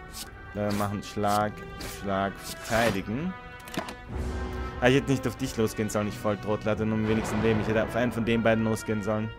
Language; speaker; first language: German; native; German